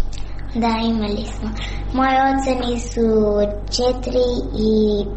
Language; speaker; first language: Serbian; non-native, learner; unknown